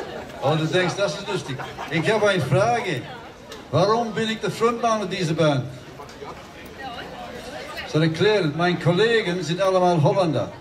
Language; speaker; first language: German; non-native, learner; English